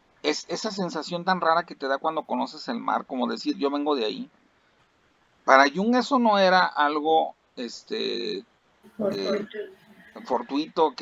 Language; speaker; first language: Spanish; native; Spanish